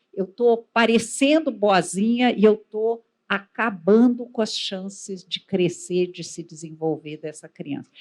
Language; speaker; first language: Portuguese; native; Portuguese